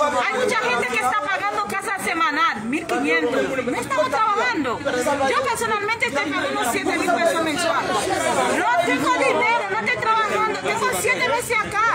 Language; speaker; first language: Spanish; non-native, fluent; Haitian Creole